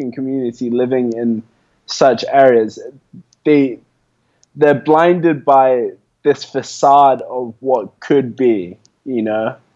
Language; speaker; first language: English; native; English